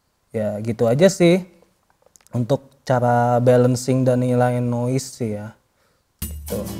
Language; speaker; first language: Indonesian; native; Indonesian